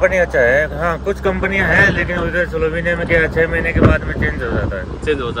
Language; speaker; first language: Hindi; native; Hindi